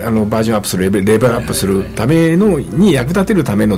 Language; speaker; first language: Japanese; native; Japanese